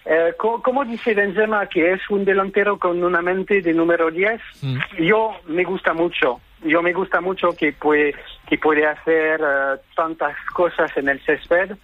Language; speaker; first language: Spanish; non-native, fluent; French